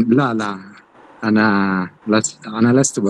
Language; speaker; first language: Arabic; non-native, learner; Urdu